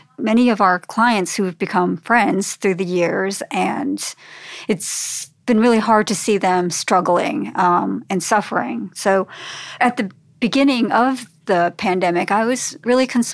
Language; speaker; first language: English; native; English